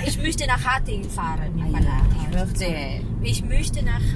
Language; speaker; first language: German; non-native, learner; Filipino